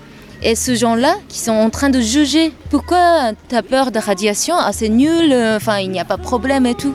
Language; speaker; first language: French; non-native, fluent; Japanese